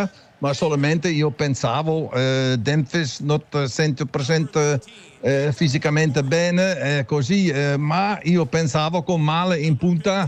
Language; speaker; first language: Italian; non-native, learner; Dutch